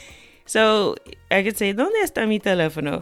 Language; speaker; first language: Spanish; non-native, fluent; English